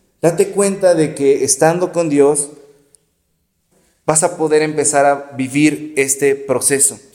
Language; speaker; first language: Spanish; native; Spanish